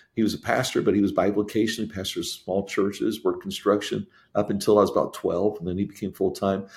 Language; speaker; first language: English; native; English